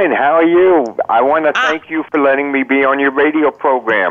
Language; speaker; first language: English; native; English